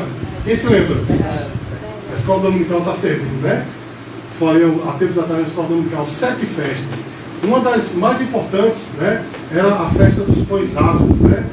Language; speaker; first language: Portuguese; native; Portuguese